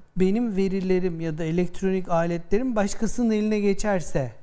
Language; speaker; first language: Turkish; native; Turkish